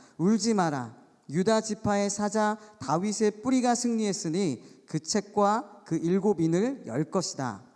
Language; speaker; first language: Korean; native; Korean